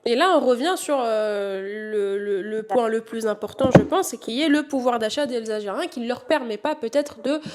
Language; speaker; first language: French; non-native, local second language; Arabic